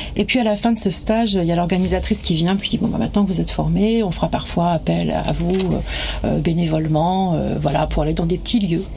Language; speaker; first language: French; native; French